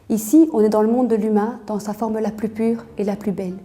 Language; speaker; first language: French; native; French